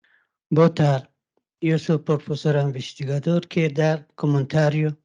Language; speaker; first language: Portuguese; non-native, learner; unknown